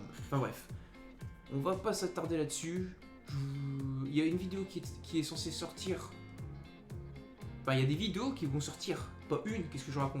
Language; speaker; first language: French; native; French